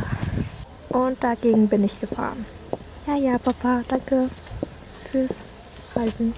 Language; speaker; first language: German; early bilingual, other home language; Vietnamese